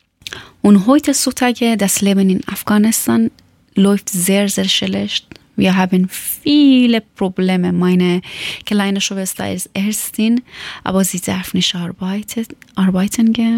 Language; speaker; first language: German; non-native, learner; Persian